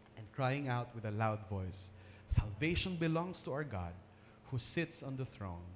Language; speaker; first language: English; non-native, local second language; Filipino